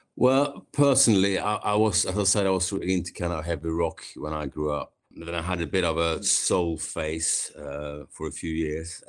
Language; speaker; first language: English; non-native, fluent; Swedish